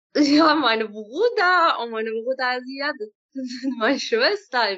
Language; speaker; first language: German; non-native, learner; Persian